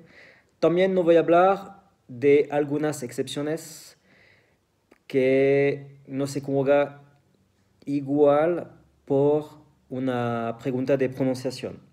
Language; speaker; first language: Spanish; non-native, fluent; French